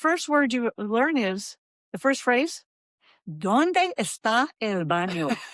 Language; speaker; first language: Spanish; non-native, learner; English